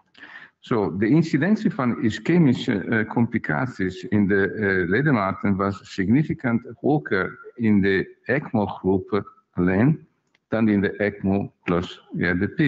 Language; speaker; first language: Dutch; non-native, fluent; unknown